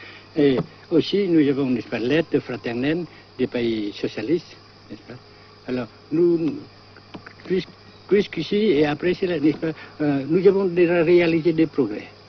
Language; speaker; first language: French; non-native, local second language; Vietnamese